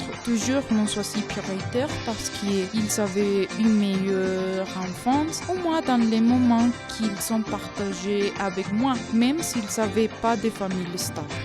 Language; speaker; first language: French; non-native, learner; Spanish